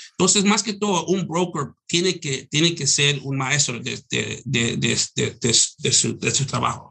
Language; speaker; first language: Spanish; early bilingual, heritage; Spanish